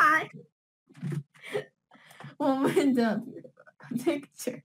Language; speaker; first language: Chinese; early bilingual, heritage; Chinese